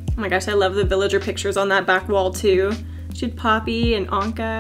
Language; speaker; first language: English; native; English